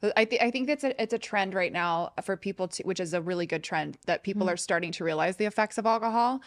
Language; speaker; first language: English; native; English